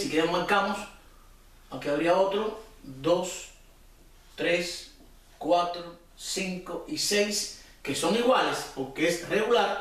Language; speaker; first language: Spanish; native; Spanish